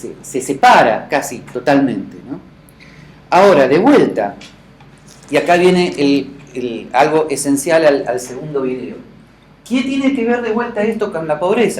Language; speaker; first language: Spanish; native; Spanish